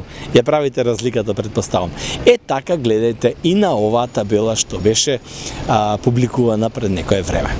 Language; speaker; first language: Macedonian; native; Macedonian